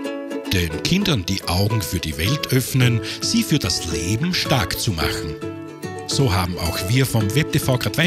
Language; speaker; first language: German; native; German